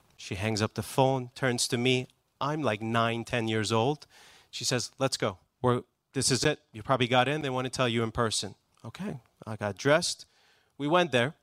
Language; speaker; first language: English; non-native, fluent; Persian